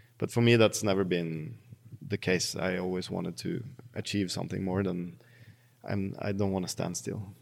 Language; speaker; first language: English; non-native, fluent; Norwegian